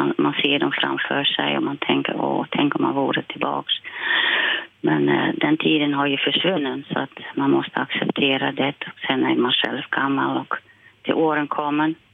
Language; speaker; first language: Swedish; non-native, fluent; Dutch